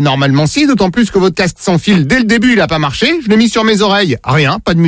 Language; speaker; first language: French; native; French